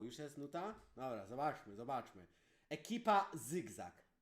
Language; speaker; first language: Polish; native; Polish